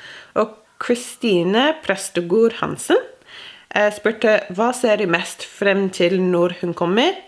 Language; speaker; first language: Norwegian; non-native, fluent; English